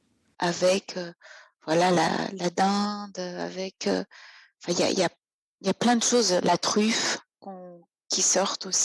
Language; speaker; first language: French; native; French